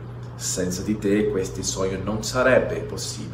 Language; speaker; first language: Italian; non-native, fluent; Portuguese